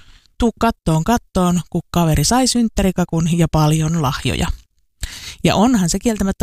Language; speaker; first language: Finnish; native; Finnish